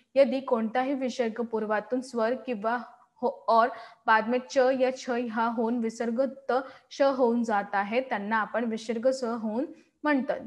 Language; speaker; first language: Marathi; non-native, local second language; Hindi